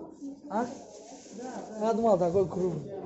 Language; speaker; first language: Russian; non-native, fluent; Tajik